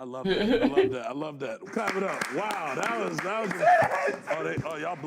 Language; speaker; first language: English; native; English